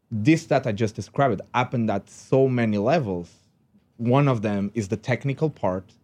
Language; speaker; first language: English; non-native, fluent; Portuguese